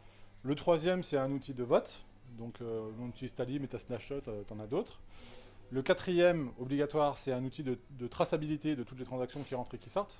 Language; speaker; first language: French; native; French